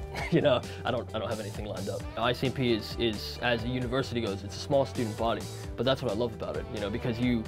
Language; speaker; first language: English; native; English